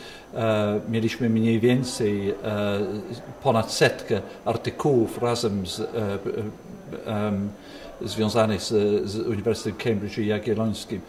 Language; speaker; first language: Polish; early bilingual, heritage; Polish